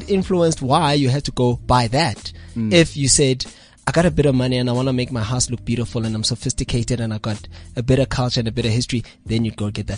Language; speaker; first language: English; non-native, local second language; Zulu